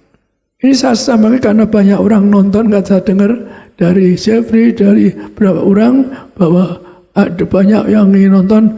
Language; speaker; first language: Indonesian; native; Indonesian